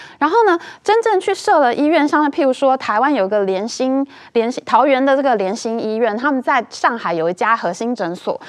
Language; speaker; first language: Chinese; native; Chinese